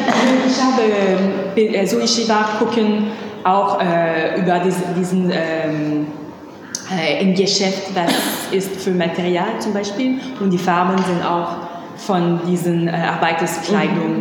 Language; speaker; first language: German; non-native, learner; French